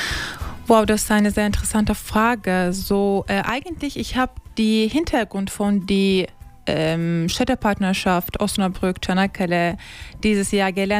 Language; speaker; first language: German; non-native, learner; Turkish